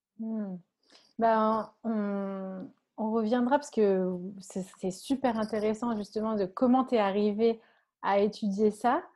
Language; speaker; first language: French; native; French